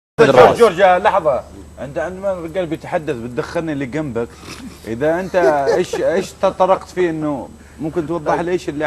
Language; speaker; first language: Arabic; native; Arabic